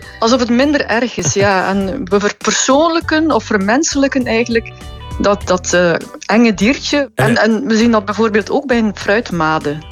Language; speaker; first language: Dutch; native; Dutch